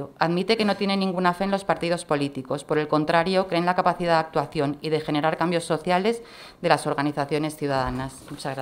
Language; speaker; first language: Spanish; native; Spanish